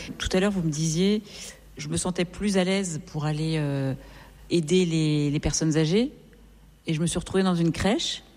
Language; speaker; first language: French; native; French